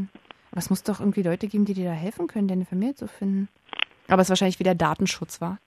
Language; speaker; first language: German; native; German